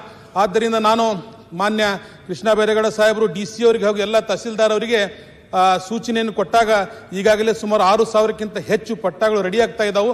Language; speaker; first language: Kannada; non-native, local second language; Urdu